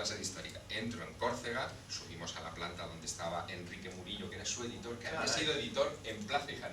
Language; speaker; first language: Spanish; native; Spanish